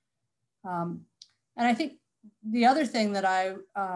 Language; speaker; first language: English; native; English